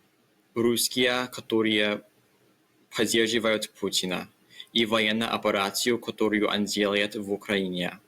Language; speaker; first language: Russian; non-native, learner; English